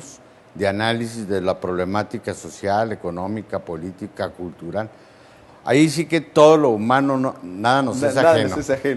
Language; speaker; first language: Spanish; native; Spanish